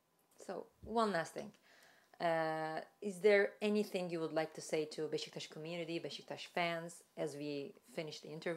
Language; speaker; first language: English; non-native, fluent; Turkish